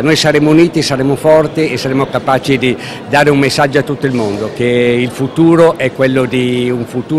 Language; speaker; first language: Italian; native; Italian